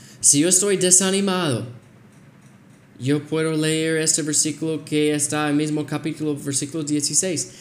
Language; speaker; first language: Spanish; non-native, fluent; English